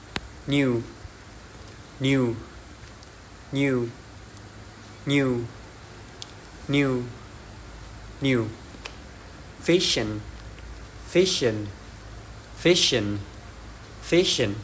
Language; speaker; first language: English; non-native, learner; Indonesian